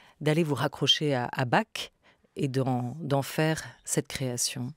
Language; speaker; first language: French; native; French